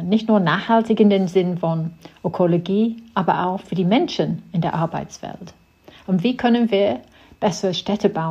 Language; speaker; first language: German; non-native, fluent; English